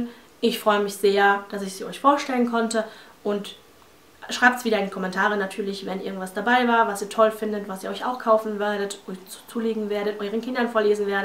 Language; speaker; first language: German; native; German